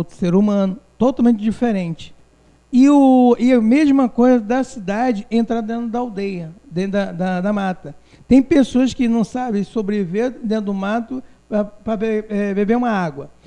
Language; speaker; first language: Portuguese; non-native, local second language; Guarani